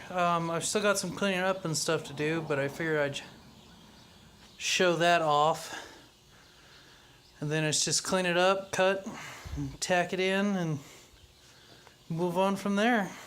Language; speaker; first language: English; native; English